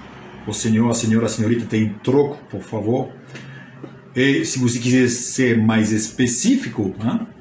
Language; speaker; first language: Portuguese; non-native, fluent; French